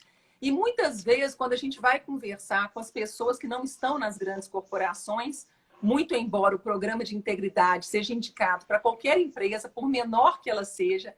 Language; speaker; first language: Portuguese; native; Portuguese